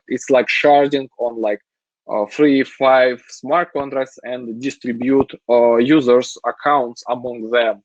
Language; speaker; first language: English; non-native, fluent; Russian